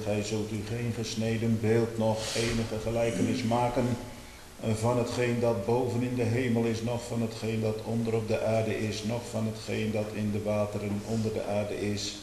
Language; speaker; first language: Dutch; native; Dutch